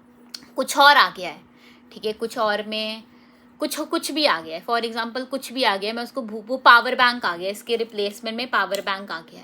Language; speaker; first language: Hindi; native; Hindi